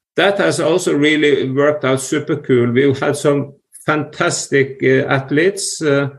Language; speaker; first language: English; non-native, fluent; Norwegian